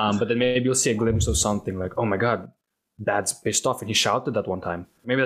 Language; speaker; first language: English; non-native, local second language; Filipino